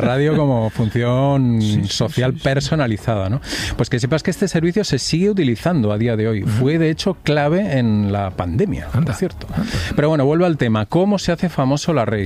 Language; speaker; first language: Spanish; native; Spanish